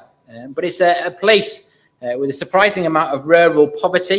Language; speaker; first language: English; native; English